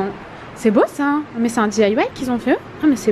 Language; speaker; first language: French; native; French